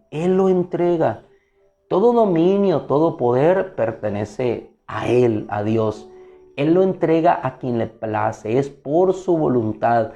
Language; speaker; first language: Spanish; native; Spanish